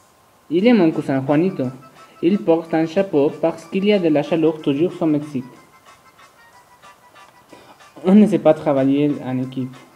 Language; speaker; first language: French; non-native, learner; Spanish